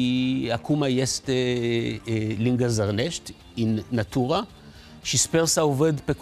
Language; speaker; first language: Romanian; non-native, fluent; Hebrew